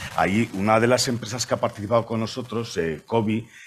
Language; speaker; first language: Spanish; native; Spanish